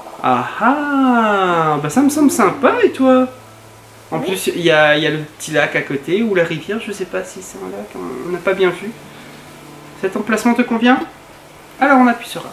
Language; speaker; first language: French; native; French